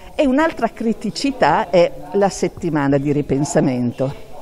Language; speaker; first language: Italian; native; Italian